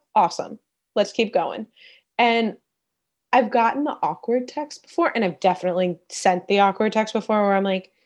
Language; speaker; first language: English; native; English